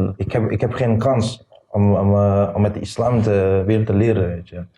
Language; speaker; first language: Dutch; non-native, learner; Indonesian